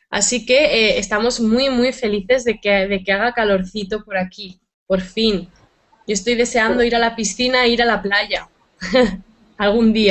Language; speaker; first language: Spanish; native; Spanish